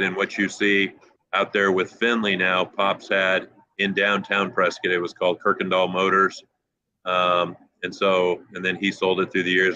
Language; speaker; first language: English; native; English